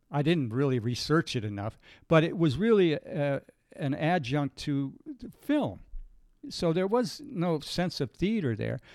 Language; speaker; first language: English; native; English